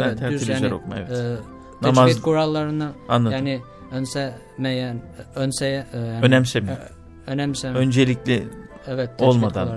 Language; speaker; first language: Turkish; non-native, learner; Albanian